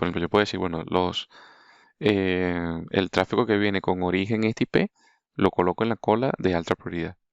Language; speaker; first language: Spanish; native; Spanish